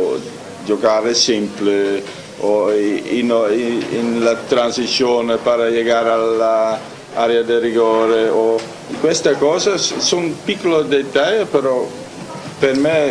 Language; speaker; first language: Italian; non-native, learner; Dutch